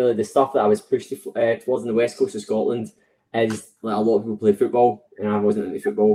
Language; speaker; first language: English; native; English